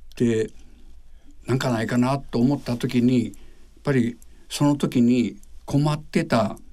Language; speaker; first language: Japanese; native; Japanese